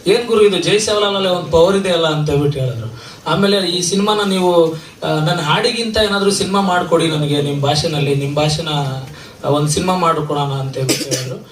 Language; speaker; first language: Kannada; non-native, local second language; Lambadi